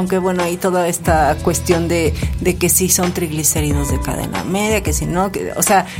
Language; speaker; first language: Spanish; native; Spanish